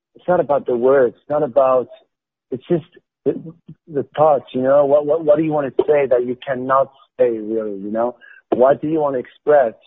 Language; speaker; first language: English; non-native, fluent; Arabic